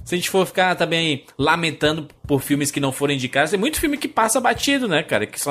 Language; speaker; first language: Portuguese; native; Portuguese